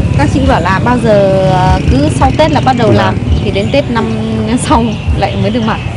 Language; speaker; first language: Vietnamese; non-native, local second language; Hmong